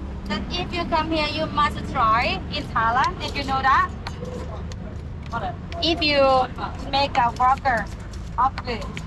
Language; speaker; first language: English; non-native, learner; Thai